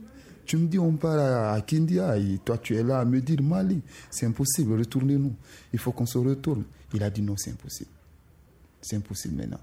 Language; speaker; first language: French; non-native, local second language; Susu